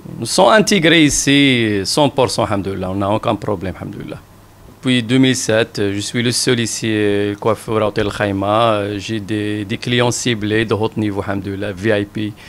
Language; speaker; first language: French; non-native, local second language; Arabic